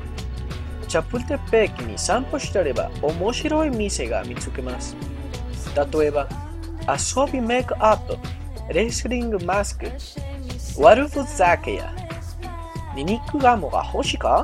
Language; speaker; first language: Japanese; non-native, learner; Spanish